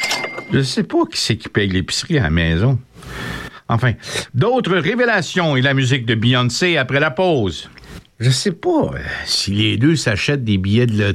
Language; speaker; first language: French; native; French